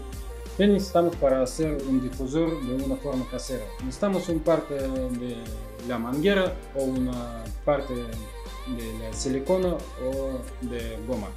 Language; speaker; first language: Spanish; non-native, learner; Russian